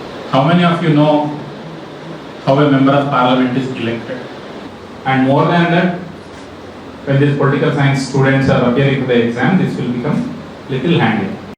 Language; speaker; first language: English; non-native, local second language; Telugu